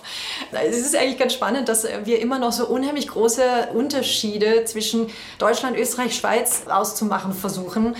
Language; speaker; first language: German; native; German